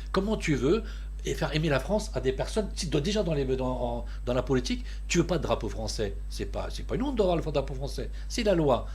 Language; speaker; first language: French; early bilingual, other home language; Turkish